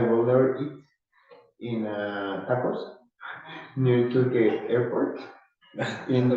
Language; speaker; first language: English; non-native, learner; Spanish